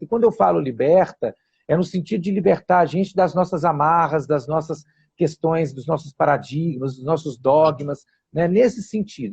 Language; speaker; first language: Portuguese; native; Portuguese